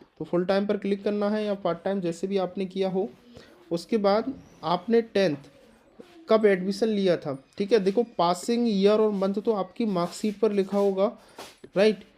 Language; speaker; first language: Hindi; native; Hindi